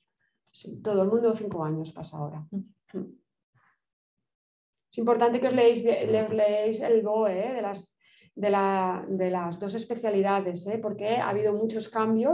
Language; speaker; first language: Spanish; native; Spanish